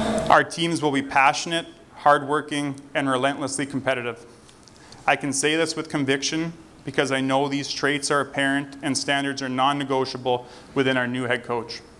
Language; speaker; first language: English; native; English